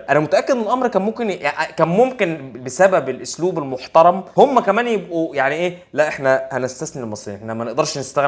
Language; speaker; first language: Arabic; native; Arabic